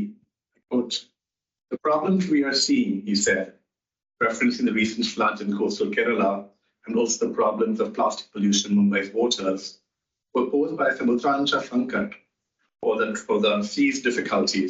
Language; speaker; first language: English; non-native, local second language; Hindi